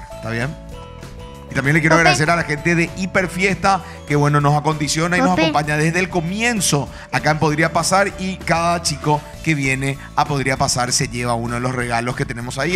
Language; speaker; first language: Spanish; native; Spanish